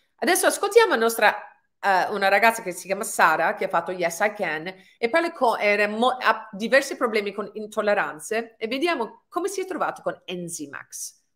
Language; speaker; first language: Italian; non-native, fluent; English